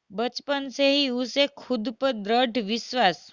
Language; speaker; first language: Hindi; non-native, local second language; Gujarati